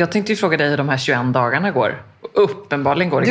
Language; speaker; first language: Swedish; native; Swedish